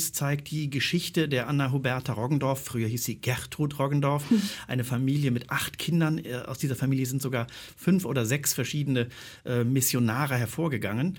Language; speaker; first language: German; native; German